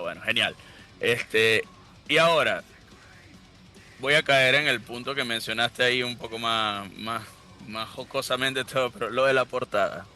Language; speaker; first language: Spanish; native; Spanish